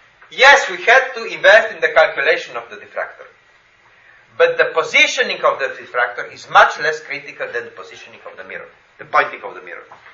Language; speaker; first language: English; non-native, fluent; Slovenian